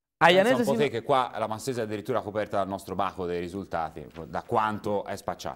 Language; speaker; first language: Italian; native; Italian